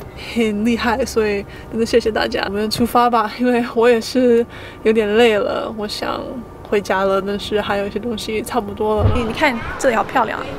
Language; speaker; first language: Chinese; early bilingual, heritage; Chinese